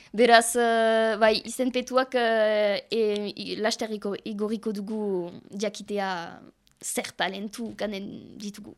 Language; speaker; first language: Basque; non-native, learner; French